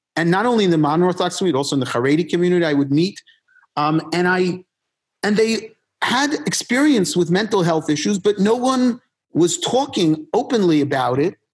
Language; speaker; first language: English; native; English